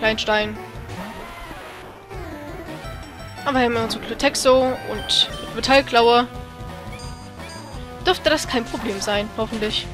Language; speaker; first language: German; native; German